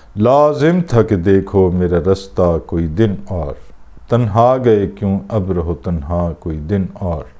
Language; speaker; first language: Urdu; non-native, local second language; Pashto